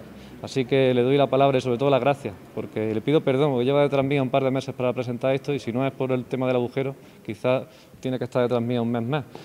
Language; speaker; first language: Spanish; native; Spanish